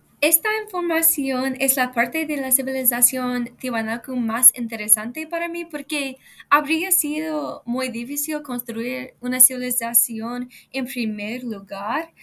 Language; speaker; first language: Spanish; non-native, learner; English